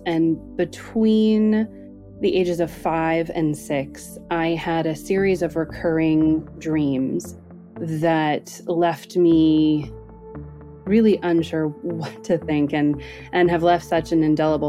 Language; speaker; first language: English; native; English